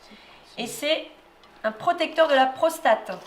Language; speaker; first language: French; native; French